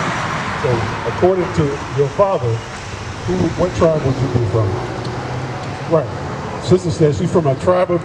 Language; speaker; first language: English; native; English